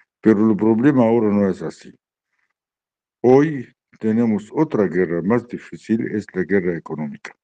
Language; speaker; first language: Spanish; non-native, learner; Arabic